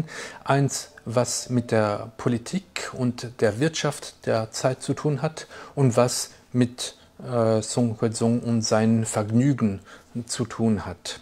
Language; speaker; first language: German; non-native, fluent; French